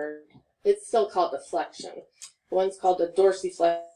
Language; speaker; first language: English; native; English